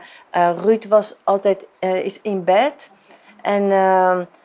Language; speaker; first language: Dutch; non-native, fluent; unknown